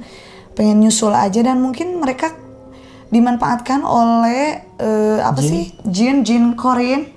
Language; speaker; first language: Indonesian; native; Indonesian